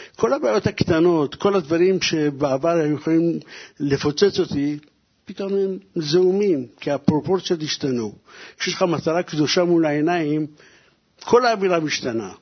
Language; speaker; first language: Hebrew; early bilingual, other home language; Persian